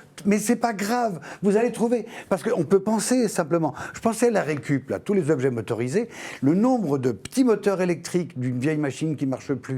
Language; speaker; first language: French; native; French